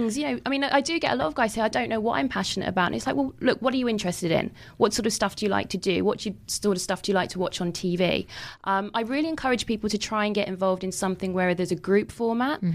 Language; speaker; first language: English; native; English